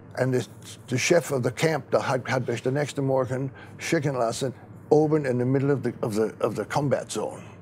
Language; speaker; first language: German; non-native, fluent; English